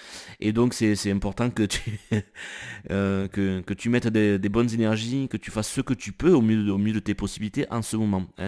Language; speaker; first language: French; native; French